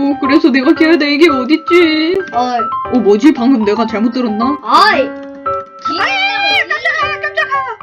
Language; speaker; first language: Korean; native; Korean